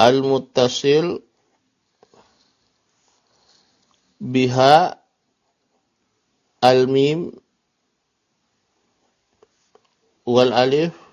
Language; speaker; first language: Arabic; non-native, fluent; Indonesian